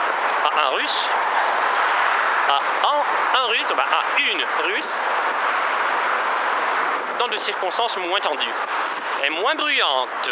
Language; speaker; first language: French; non-native, fluent; Russian